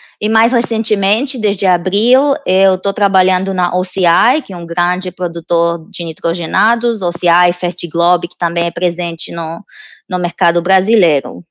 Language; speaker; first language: Portuguese; non-native, fluent; Romanian